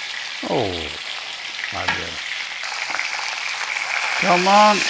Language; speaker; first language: English; native; English